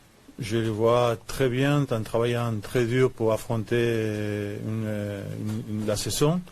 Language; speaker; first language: French; non-native, fluent; Spanish